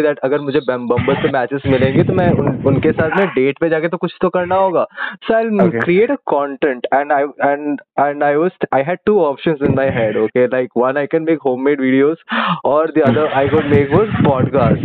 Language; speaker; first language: English; non-native, local second language; Hindi